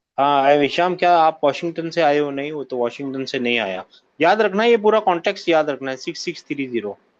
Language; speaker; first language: Hindi; native; Hindi